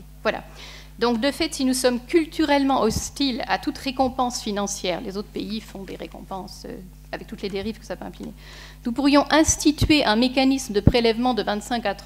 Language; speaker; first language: French; native; French